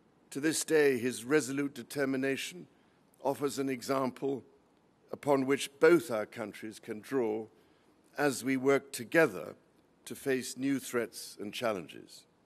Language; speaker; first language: English; native; English